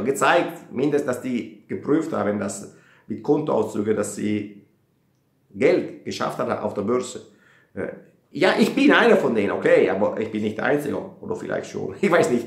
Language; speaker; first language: German; non-native, fluent; Italian